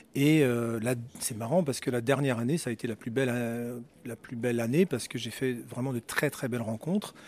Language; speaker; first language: French; native; French